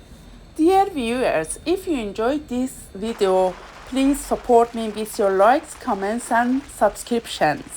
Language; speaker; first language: English; non-native, fluent; Persian